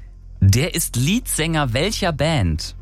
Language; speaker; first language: German; native; German